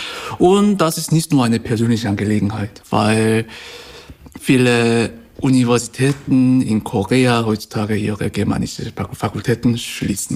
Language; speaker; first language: German; non-native, fluent; Korean